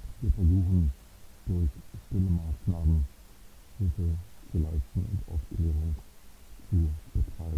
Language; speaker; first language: German; native; German